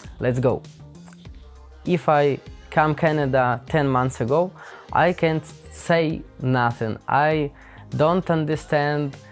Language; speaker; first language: English; non-native, learner; Ukrainian